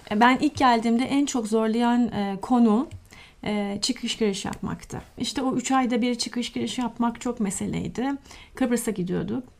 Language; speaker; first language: Turkish; non-native, fluent; Persian